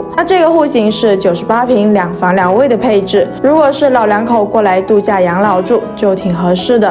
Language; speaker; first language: Chinese; native; Chinese